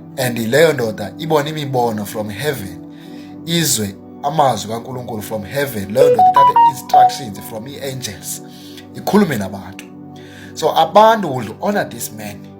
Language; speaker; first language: Zulu; non-native, local second language; Xhosa